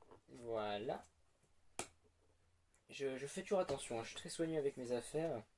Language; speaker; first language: French; native; French